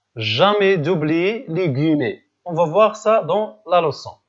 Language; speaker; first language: French; non-native, local second language; Arabic